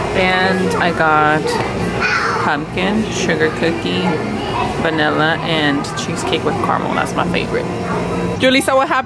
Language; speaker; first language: English; early bilingual, other home language; Spanish